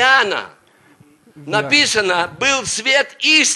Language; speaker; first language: Polish; non-native, learner; Russian